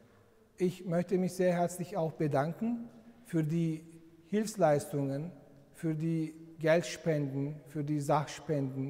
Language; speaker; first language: German; non-native, fluent; Turkish